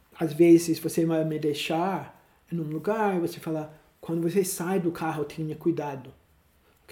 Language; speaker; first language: Portuguese; non-native, learner; English